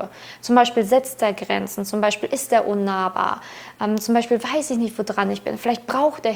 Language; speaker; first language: German; native; German